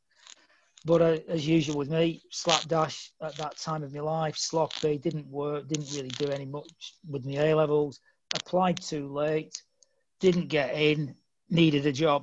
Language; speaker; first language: English; native; English